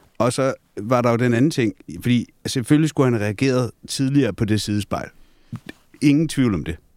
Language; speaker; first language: Danish; native; Danish